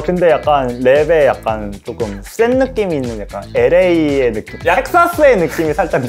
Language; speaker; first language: Korean; native; Korean